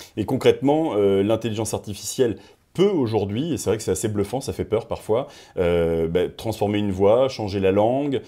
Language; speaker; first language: French; native; French